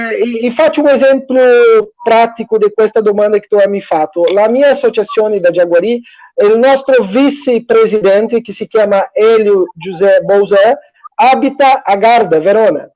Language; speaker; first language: Italian; non-native, fluent; Portuguese